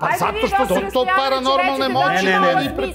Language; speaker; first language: Serbian; native; Serbian